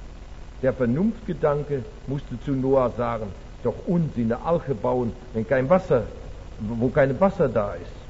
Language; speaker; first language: German; native; German